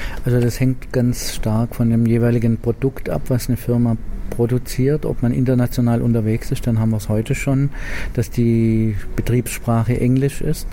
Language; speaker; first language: German; native; German